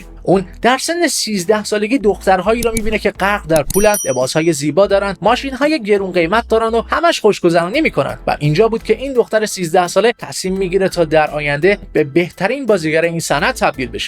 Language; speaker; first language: Persian; native; Persian